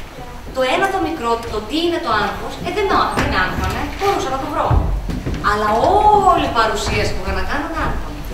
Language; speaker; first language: Greek; native; Greek